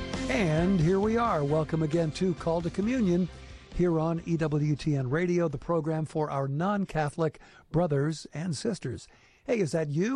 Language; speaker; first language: English; native; English